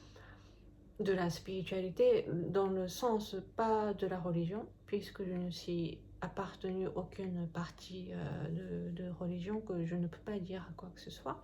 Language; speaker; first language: French; non-native, fluent; Japanese